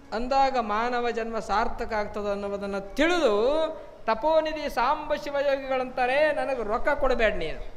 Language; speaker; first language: Kannada; native; Kannada